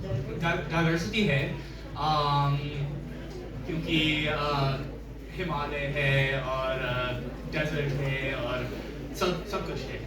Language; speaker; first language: Hindi; early bilingual, heritage; English